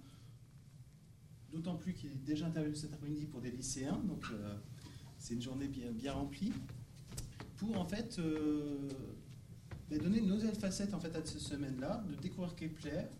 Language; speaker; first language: French; native; French